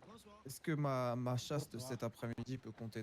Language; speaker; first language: French; native; French